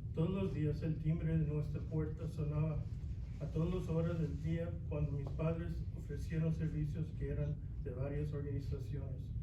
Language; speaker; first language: Spanish; early bilingual, other home language; English